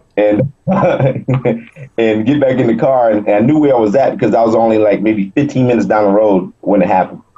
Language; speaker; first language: English; native; English